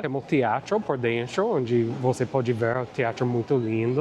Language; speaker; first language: Portuguese; non-native, fluent; English